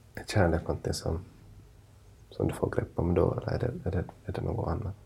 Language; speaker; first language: Swedish; non-native, local second language; Finnish